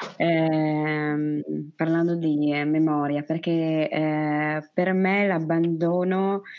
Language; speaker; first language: Italian; native; Italian